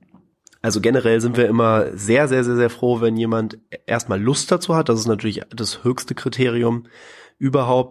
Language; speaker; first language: German; native; German